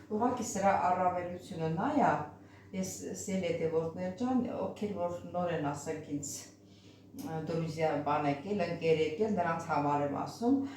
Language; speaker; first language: Armenian; native; Armenian